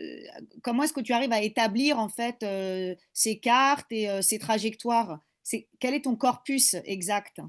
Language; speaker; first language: French; native; French